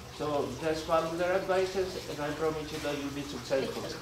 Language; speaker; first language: English; non-native, learner; Spanish